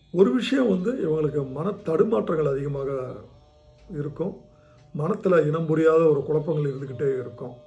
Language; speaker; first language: Tamil; native; Tamil